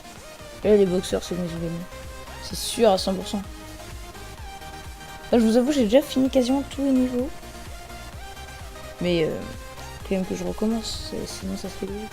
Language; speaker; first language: French; native; French